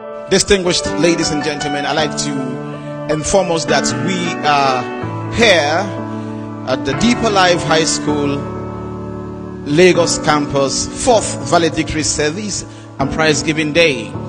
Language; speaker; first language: English; non-native, local second language; Yoruba